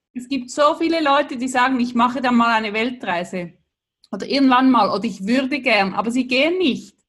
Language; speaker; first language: German; native; German